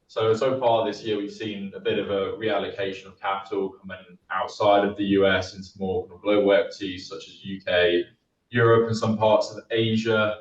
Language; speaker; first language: English; native; English